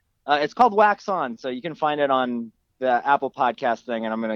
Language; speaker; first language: English; native; English